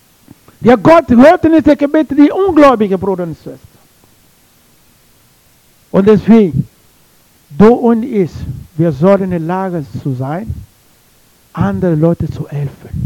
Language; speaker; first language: German; non-native, learner; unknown